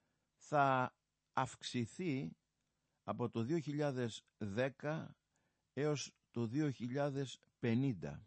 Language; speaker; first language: Greek; native; Greek